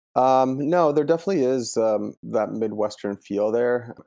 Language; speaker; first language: English; early bilingual, other home language; Italian